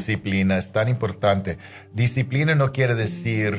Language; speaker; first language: Spanish; non-native, fluent; English